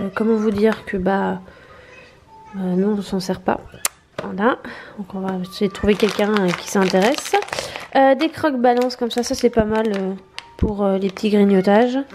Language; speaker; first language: French; native; French